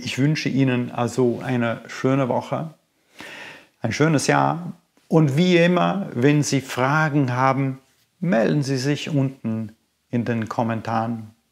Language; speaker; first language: German; native; German